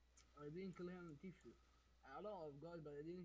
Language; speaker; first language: English; non-native, learner; Arabic